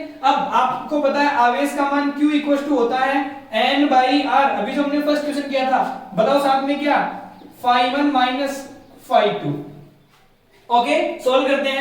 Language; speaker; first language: Hindi; native; Hindi